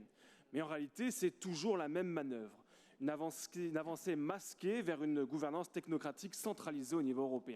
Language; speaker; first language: French; native; French